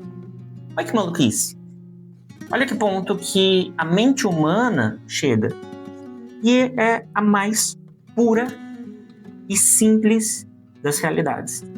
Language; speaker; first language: Portuguese; native; Portuguese